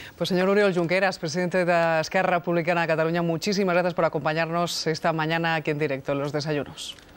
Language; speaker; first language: Spanish; native; Spanish